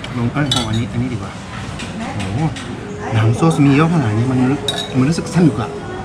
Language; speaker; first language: Thai; non-native, fluent; Japanese